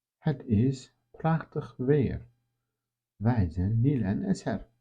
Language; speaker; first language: Dutch; non-native, fluent; Turkish